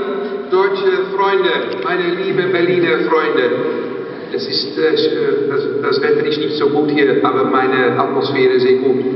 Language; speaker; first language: German; non-native, fluent; Dutch